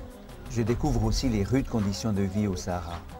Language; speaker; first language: French; native; French